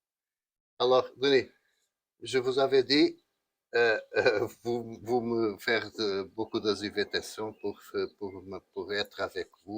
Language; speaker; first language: French; non-native, learner; Portuguese